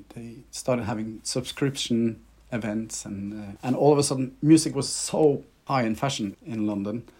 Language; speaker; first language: English; non-native, fluent; Norwegian